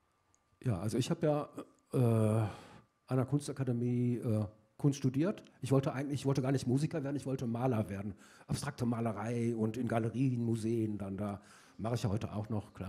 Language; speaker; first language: German; native; German